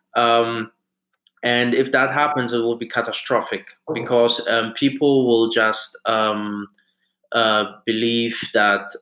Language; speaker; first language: English; early bilingual, other home language; German